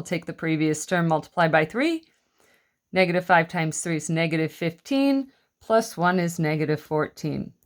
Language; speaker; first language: English; native; English